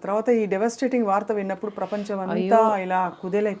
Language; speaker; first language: Telugu; native; Telugu